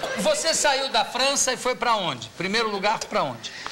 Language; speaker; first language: Portuguese; native; Portuguese